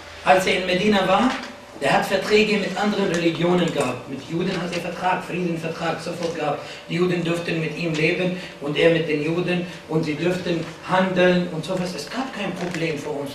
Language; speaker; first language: German; non-native, fluent; Arabic